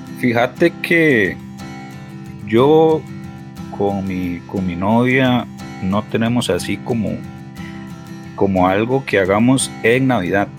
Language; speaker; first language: Spanish; native; Spanish